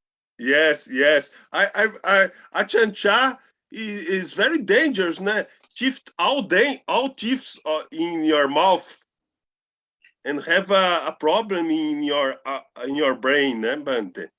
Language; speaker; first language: English; non-native, learner; Portuguese